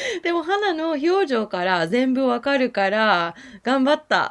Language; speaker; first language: Japanese; non-native, learner; English